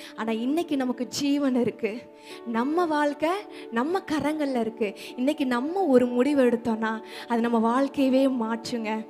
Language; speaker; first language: Tamil; native; Tamil